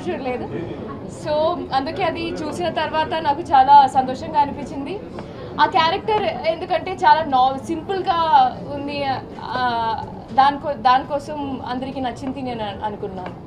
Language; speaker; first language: Telugu; non-native, fluent; Malayalam